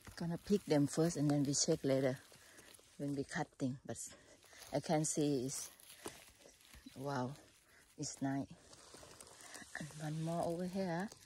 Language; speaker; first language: English; non-native, learner; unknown